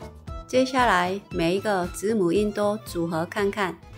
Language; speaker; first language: Chinese; non-native, fluent; Korean